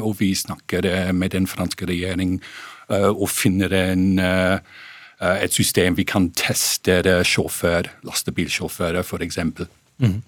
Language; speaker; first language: Norwegian; non-native, fluent; English